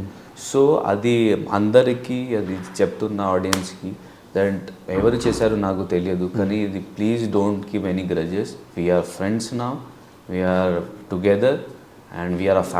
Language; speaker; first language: Telugu; non-native, local second language; Urdu